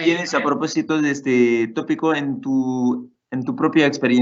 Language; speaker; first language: Spanish; non-native, fluent; Portuguese